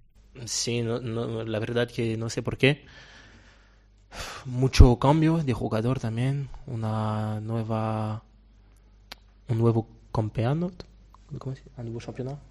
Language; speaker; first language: Spanish; non-native, fluent; Portuguese